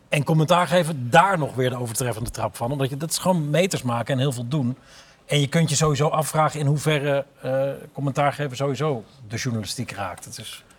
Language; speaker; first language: Dutch; native; Dutch